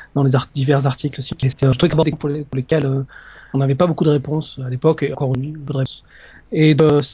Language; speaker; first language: French; native; French